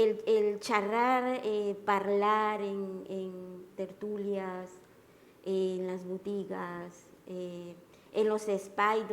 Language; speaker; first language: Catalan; non-native, learner; Spanish